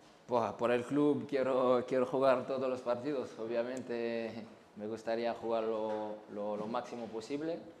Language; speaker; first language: Spanish; non-native, learner; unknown